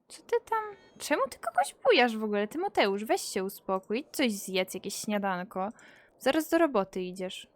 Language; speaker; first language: Polish; native; Polish